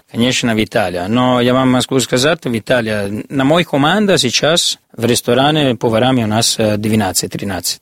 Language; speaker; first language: Russian; non-native, learner; Italian